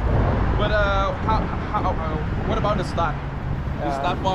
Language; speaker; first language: English; non-native, learner; Thai